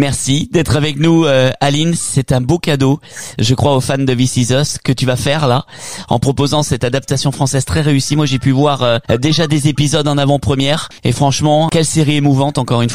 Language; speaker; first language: French; native; French